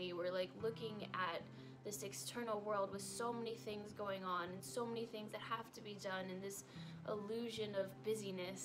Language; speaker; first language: English; native; English